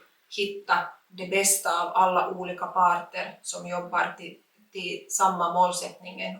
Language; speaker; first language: Swedish; non-native, local second language; Finnish